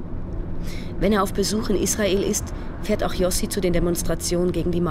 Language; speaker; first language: German; native; German